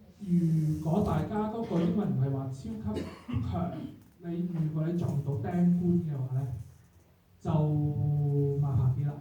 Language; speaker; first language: Cantonese; native; Cantonese